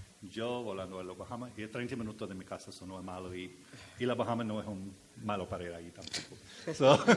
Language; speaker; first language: Spanish; non-native, learner; English